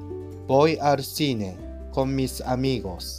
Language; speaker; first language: Spanish; non-native, learner; Japanese